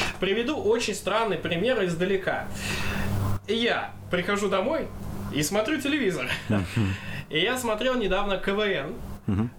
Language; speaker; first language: Russian; non-native, local second language; Kazakh